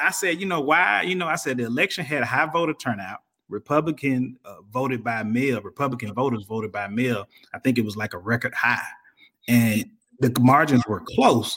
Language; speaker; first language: English; native; English